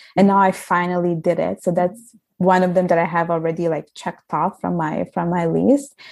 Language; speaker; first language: English; non-native, fluent; Italian